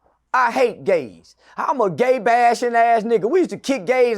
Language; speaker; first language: English; native; English